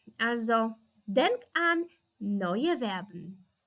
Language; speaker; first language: German; non-native, fluent; Polish